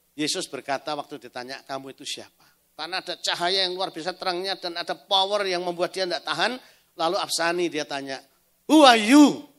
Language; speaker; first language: Indonesian; native; Indonesian